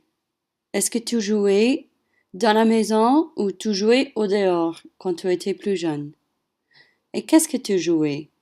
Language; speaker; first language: French; non-native, learner; English